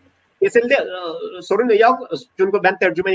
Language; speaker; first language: Turkish; non-native, learner; Bangla